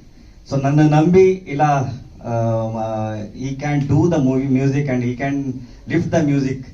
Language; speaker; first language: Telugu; non-native, learner; Kannada